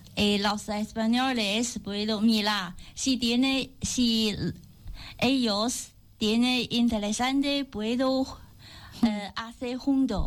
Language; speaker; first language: Spanish; non-native, learner; Chinese